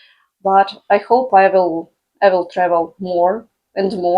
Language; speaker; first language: English; non-native, fluent; Russian